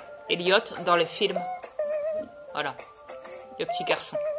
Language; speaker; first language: French; native; French